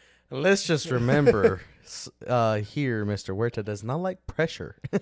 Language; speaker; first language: English; early bilingual, other home language; Spanish